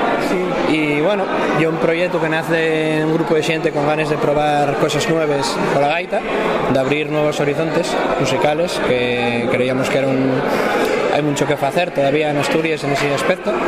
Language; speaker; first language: Spanish; native; Spanish